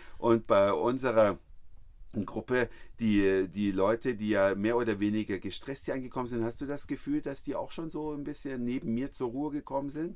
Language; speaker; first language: German; native; German